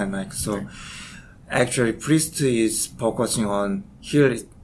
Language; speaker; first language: English; non-native, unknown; Korean